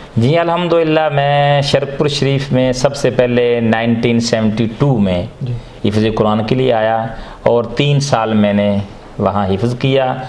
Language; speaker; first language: Urdu; non-native, local second language; Punjabi